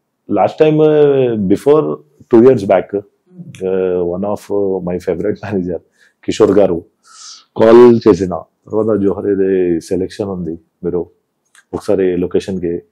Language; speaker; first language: Telugu; non-native, local second language; Hindi